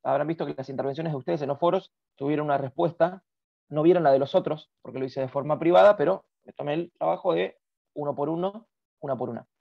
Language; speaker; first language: Spanish; native; Spanish